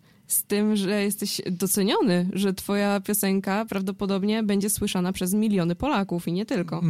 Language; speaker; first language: Polish; native; Polish